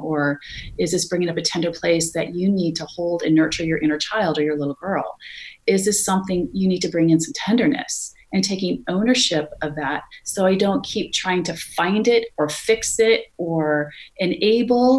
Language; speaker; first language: English; native; English